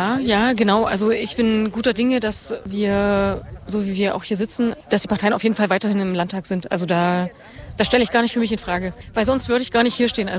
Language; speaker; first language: German; native; German